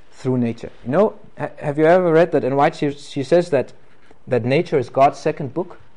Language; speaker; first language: English; non-native, fluent; Danish